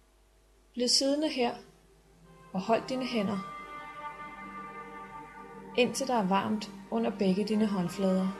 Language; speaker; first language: Danish; native; Danish